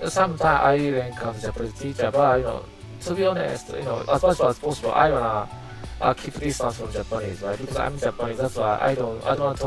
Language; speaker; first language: English; non-native, learner; Japanese